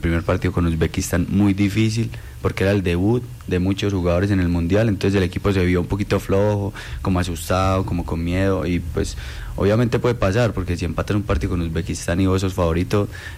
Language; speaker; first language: Spanish; native; Spanish